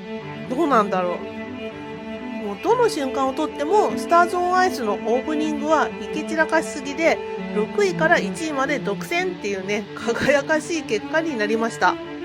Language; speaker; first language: Japanese; native; Japanese